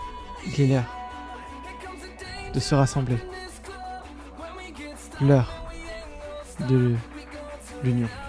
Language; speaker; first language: French; native; French